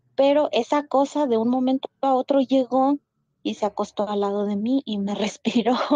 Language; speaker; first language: Spanish; native; Spanish